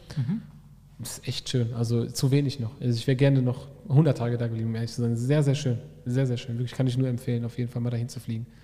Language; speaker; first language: German; early bilingual, other home language; Arabic